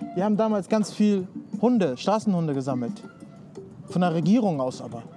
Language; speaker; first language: German; early bilingual, other home language; Spanish